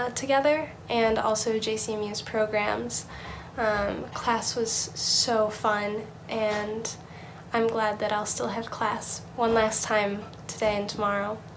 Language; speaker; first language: English; native; English